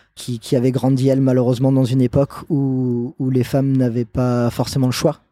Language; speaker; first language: French; non-native, fluent; English